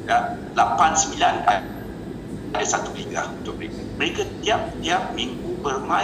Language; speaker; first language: Indonesian; non-native, local second language; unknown